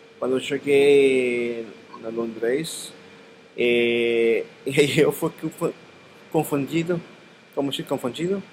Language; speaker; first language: Portuguese; non-native, learner; Filipino